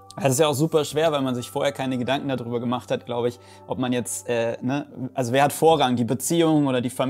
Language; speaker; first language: German; native; German